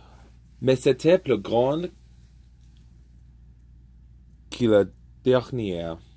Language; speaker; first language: French; non-native, learner; English